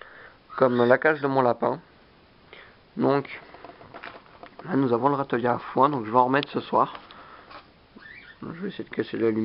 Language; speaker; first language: French; native; French